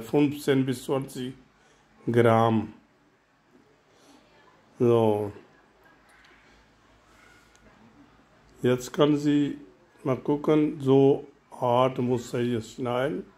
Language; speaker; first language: German; non-native, learner; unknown